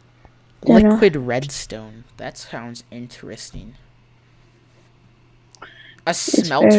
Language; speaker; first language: English; native; English